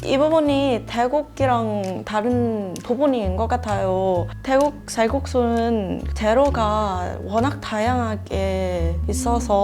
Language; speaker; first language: Korean; non-native, fluent; Thai